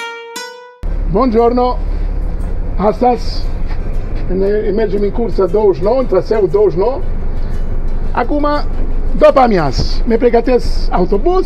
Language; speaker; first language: Romanian; non-native, learner; Italian